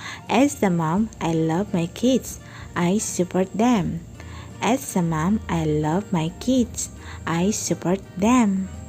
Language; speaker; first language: English; non-native, fluent; Indonesian